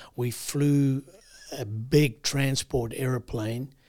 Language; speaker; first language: English; native; English